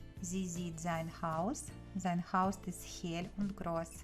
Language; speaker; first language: German; non-native, fluent; Ukrainian